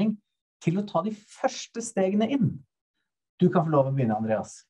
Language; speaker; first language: Norwegian; native; Norwegian